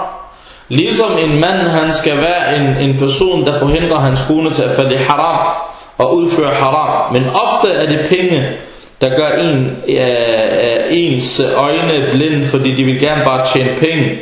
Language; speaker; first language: Danish; early bilingual, other home language; Arabic